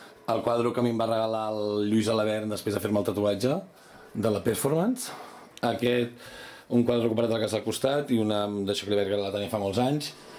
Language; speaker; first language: Catalan; native; Catalan